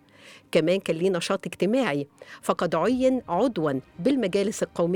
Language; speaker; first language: Arabic; native; Arabic